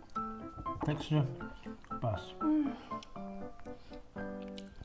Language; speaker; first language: Indonesian; non-native, learner; English